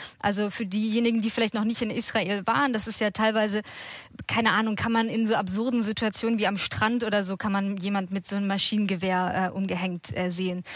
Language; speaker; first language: German; native; German